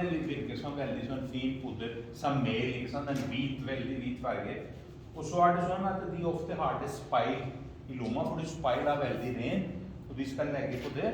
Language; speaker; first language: Norwegian; non-native, fluent; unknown